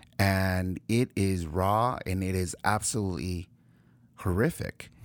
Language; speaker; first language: English; early bilingual, other home language; Spanish